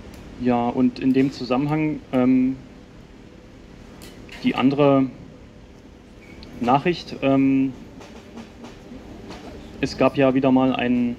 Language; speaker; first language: German; native; German